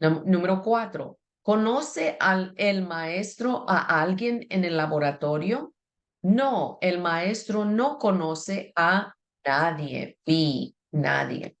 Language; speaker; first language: Spanish; non-native, fluent; English